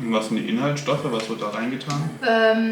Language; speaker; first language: German; native; German